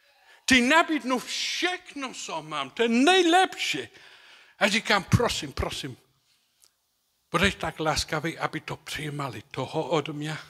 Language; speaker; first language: Czech; non-native, learner; English